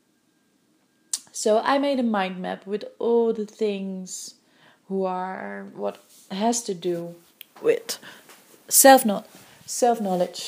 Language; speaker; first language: English; non-native, fluent; Dutch